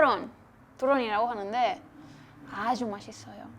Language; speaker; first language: Korean; non-native, fluent; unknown